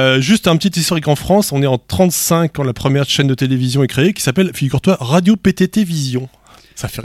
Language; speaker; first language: French; native; French